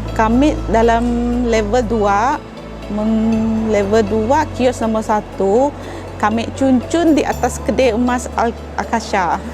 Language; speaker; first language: Malay; non-native, local second language; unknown